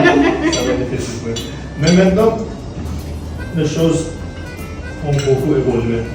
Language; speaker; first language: French; non-native, learner; Hindi